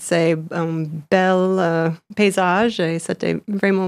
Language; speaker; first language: French; non-native, learner; English